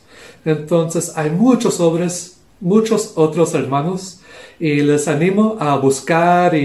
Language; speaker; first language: Spanish; non-native, local second language; English